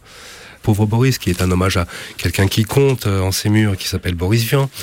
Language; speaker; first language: French; native; French